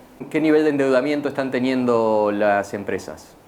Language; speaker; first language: Spanish; native; Spanish